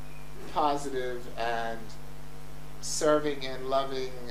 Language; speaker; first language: English; native; English